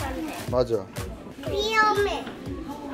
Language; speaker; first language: Korean; native; Korean